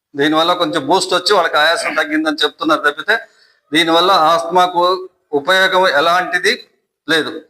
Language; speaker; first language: Telugu; native; Telugu